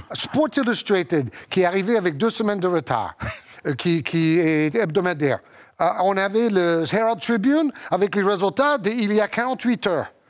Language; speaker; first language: French; non-native, fluent; English